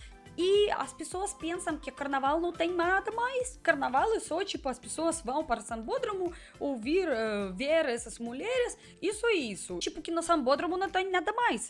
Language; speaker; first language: Portuguese; non-native, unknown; Russian